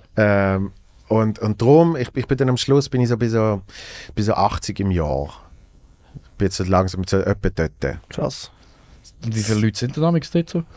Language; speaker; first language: German; native; German